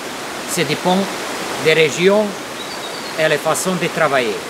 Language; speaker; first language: French; non-native, fluent; Serbian